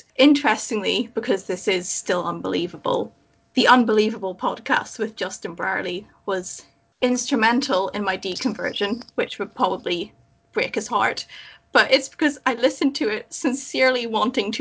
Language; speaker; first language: English; native; English